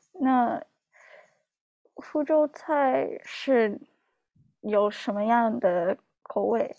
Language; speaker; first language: Chinese; non-native, learner; English